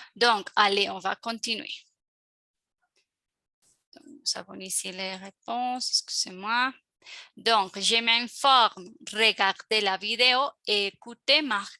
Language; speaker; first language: French; non-native, fluent; Spanish